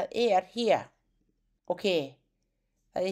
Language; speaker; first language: Icelandic; non-native, learner; Thai